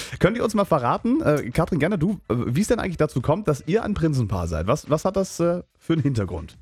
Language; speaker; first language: German; native; German